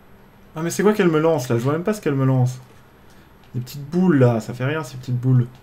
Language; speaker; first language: French; native; French